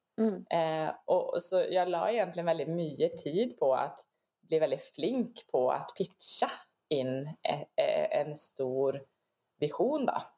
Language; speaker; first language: Swedish; native; Swedish